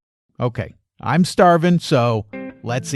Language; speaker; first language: English; native; English